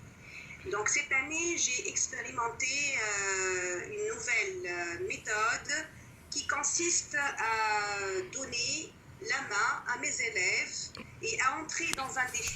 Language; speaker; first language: French; non-native, local second language; Arabic